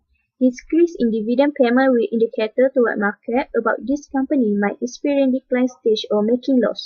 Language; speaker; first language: English; non-native, learner; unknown